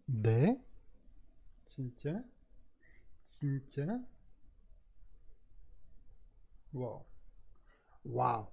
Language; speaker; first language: Korean; non-native, learner; Russian